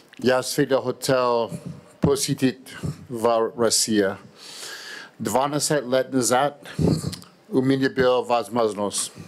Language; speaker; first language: Russian; non-native, learner; English